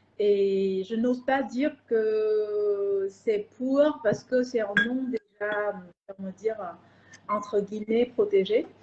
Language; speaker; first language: French; non-native, fluent; Vietnamese